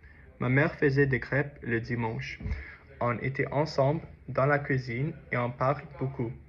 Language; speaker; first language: French; non-native, learner; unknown